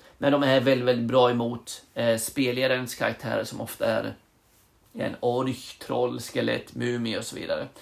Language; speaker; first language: Swedish; early bilingual, other home language; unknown